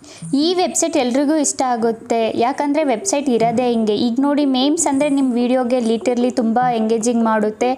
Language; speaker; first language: Kannada; native; Kannada